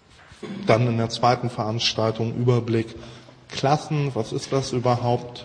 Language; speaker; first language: German; native; German